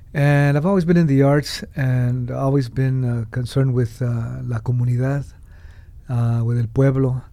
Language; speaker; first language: English; early bilingual, other home language; Spanish